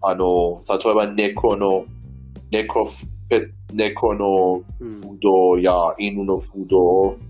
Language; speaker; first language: Japanese; non-native, learner; Persian